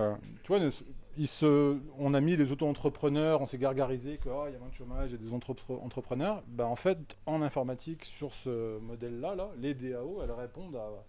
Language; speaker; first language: French; native; French